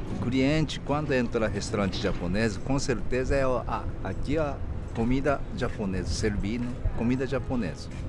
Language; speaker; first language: Portuguese; non-native, learner; Japanese